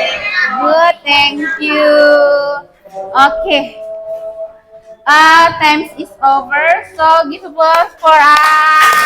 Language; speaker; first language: English; non-native, learner; Indonesian